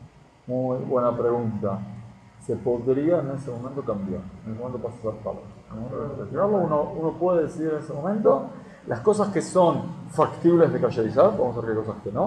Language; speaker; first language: Spanish; native; Spanish